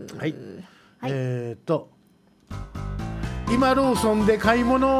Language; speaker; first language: Japanese; native; Japanese